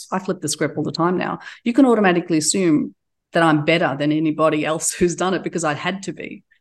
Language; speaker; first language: English; native; English